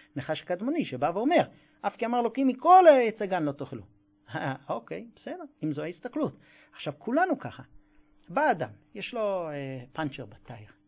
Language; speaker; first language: Hebrew; non-native, fluent; English